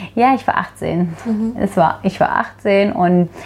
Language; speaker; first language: German; non-native, fluent; Turkish